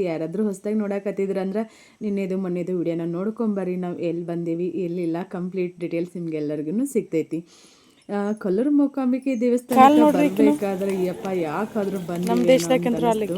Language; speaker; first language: Kannada; native; Kannada